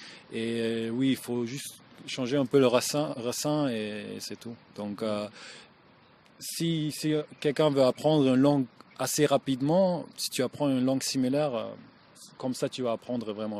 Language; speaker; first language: French; non-native, learner; German